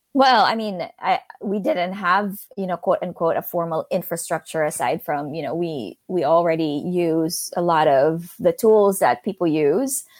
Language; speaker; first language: English; non-native, local second language; Filipino